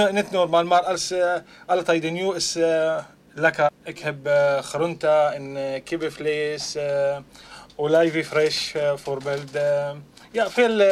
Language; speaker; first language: Dutch; non-native, learner; Arabic